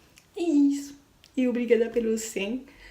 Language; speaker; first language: Portuguese; non-native, learner; French